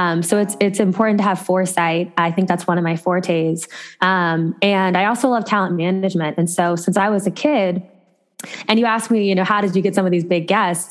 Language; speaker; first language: English; native; English